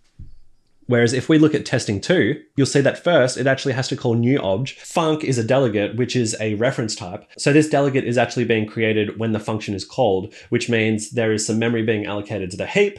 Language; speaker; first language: English; native; English